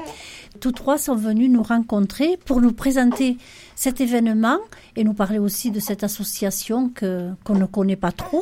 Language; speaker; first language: French; native; French